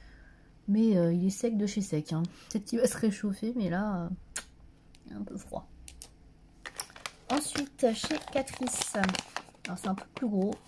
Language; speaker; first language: French; native; French